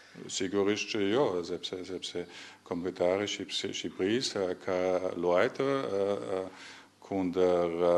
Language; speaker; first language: Albanian; non-native, learner; German